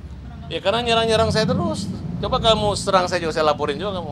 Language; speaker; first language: Indonesian; native; Indonesian